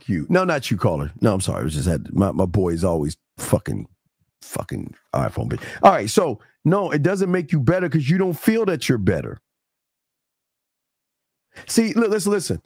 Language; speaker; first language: English; native; English